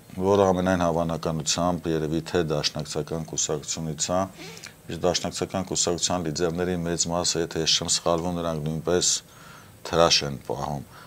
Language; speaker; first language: Armenian; native; Armenian